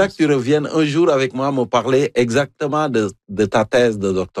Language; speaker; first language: French; non-native, local second language; Wolof